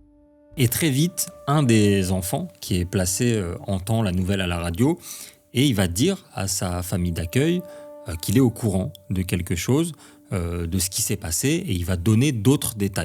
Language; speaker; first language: French; native; French